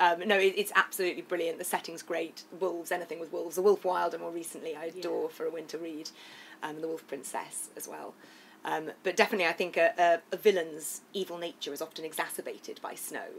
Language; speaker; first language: English; native; English